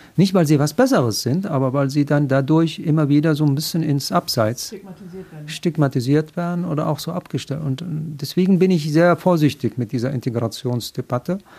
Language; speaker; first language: German; non-native, fluent; Arabic